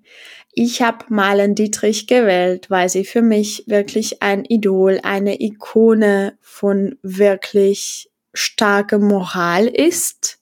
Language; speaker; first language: German; non-native, fluent; Czech